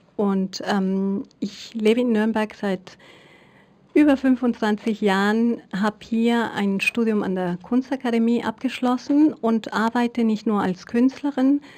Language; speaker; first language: German; non-native, fluent; Spanish